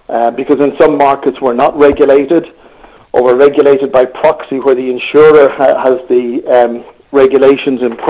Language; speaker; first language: English; native; English